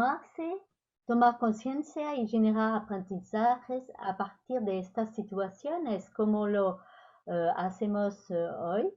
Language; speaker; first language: Spanish; non-native, learner; French